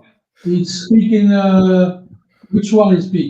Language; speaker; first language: English; non-native, learner; Italian